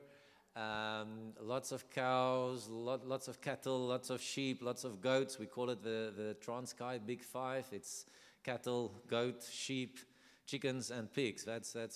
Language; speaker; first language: English; non-native, local second language; Afrikaans